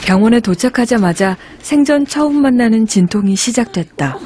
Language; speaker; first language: Korean; native; Korean